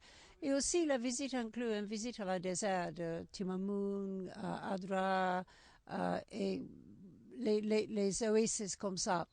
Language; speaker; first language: French; non-native, learner; English